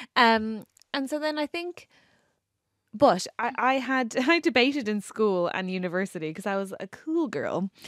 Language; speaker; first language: English; native; English